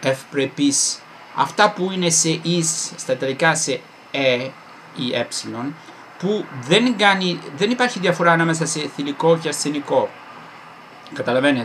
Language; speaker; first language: Greek; non-native, fluent; Italian